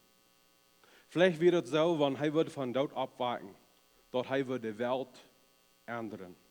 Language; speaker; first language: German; non-native, learner; Plautdietsch